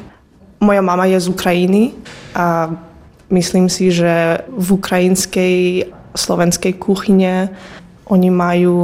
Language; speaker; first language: Slovak; non-native, learner; German